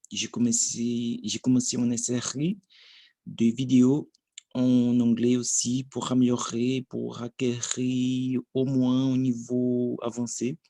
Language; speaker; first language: French; non-native, learner; Portuguese